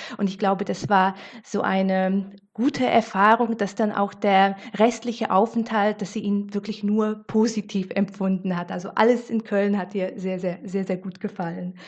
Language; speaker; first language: German; non-native, fluent; Slovak